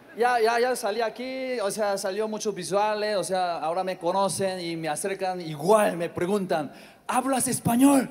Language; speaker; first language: Spanish; non-native, learner; Korean